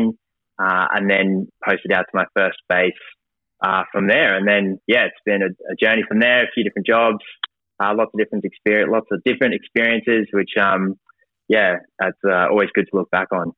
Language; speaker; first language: English; native; English